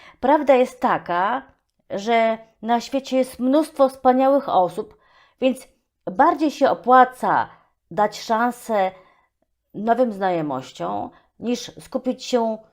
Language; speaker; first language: Polish; native; Polish